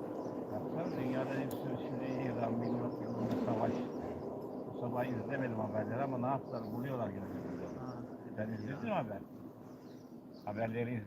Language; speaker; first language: Turkish; native; Turkish